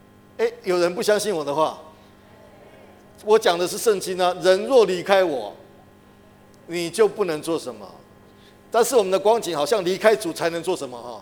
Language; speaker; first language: Chinese; native; Chinese